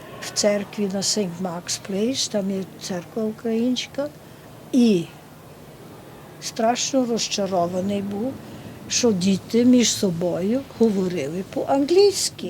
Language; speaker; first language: Ukrainian; early bilingual, heritage; Ukrainian